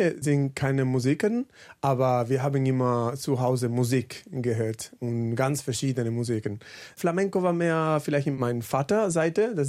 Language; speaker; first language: German; non-native, learner; Spanish